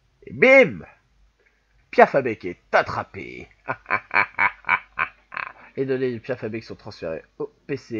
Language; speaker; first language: French; native; French